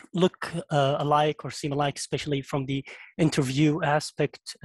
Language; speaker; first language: English; non-native, fluent; Arabic